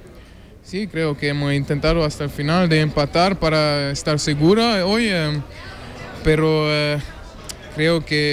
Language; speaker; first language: Spanish; non-native, learner; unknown